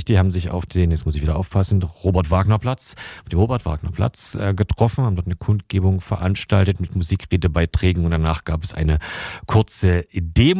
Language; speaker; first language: German; native; German